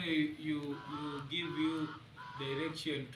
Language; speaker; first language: English; non-native, learner; Swahili